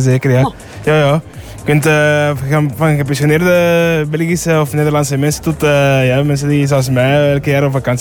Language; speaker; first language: Dutch; early bilingual, other home language; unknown